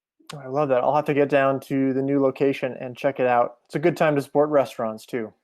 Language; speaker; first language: English; native; English